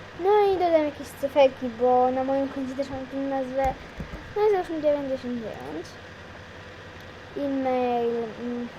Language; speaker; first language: Polish; native; Polish